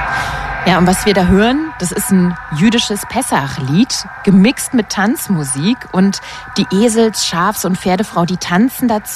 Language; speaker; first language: German; native; German